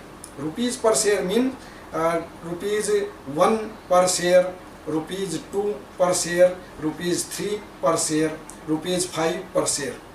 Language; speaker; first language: Hindi; native; Hindi